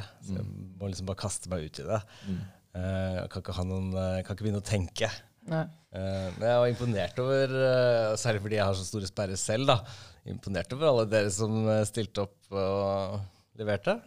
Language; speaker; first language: Norwegian; native; Norwegian